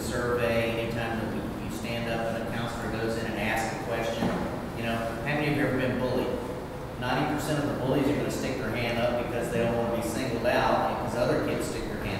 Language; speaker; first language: English; native; English